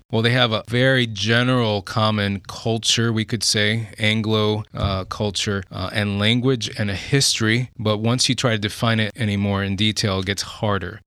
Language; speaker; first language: English; early bilingual, other home language; Spanish